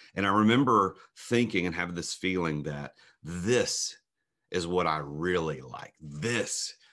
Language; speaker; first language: English; native; English